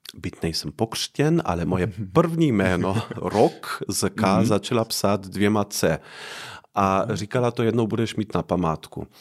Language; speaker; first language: Czech; non-native, fluent; Slovenian